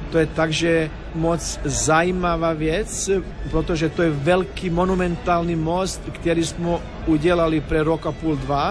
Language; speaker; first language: Czech; non-native, learner; Croatian